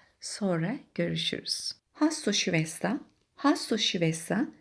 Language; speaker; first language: German; non-native, fluent; Turkish